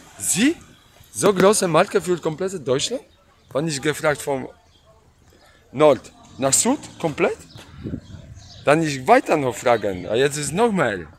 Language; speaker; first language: German; non-native, learner; Polish